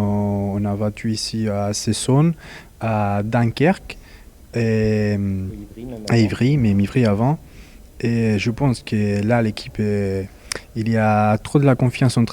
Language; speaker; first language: French; non-native, fluent; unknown